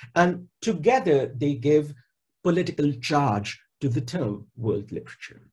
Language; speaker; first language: English; non-native, local second language; Hindi